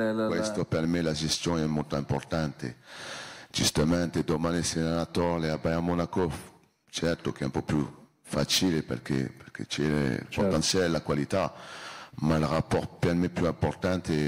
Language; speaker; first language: Italian; non-native, learner; French